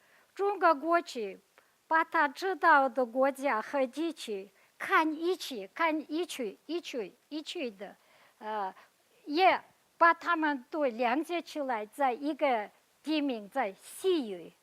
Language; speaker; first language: Chinese; non-native, fluent; Kazakh